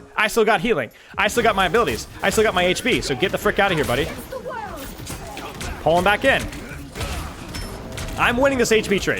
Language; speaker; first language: English; native; English